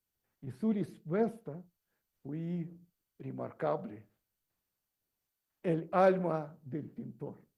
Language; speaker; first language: Spanish; non-native, learner; Russian